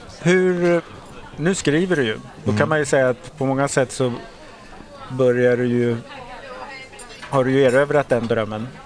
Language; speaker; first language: Swedish; native; Swedish